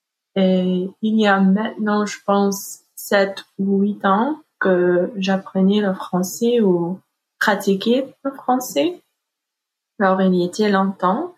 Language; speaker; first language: French; non-native, learner; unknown